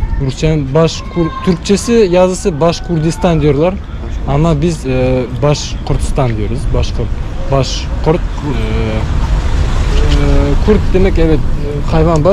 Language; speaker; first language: Turkish; non-native, learner; Bashkir